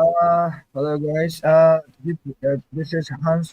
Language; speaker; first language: English; non-native, learner; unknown